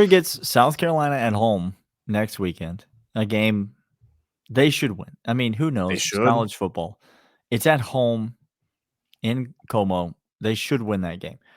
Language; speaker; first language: English; native; English